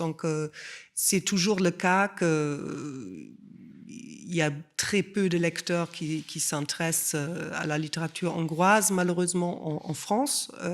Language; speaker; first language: French; non-native, fluent; German